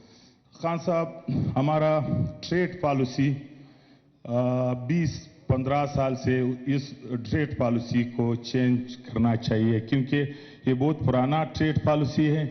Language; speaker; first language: Hindi; non-native, local second language; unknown